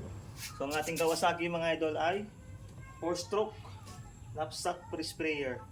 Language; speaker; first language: Filipino; native; Filipino